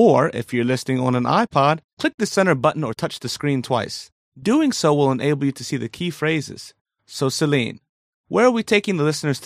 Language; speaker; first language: English; native; English